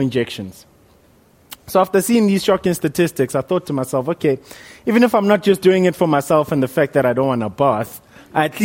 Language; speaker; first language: English; non-native, local second language; Northern Sotho